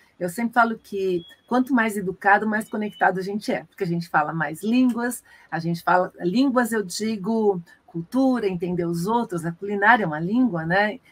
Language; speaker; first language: Portuguese; native; Portuguese